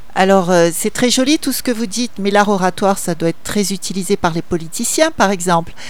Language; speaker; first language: French; native; French